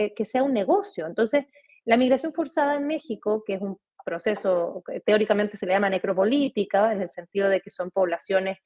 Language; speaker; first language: Spanish; native; Spanish